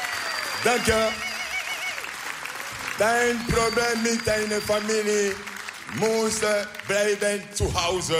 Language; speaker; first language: Dutch; non-native, learner; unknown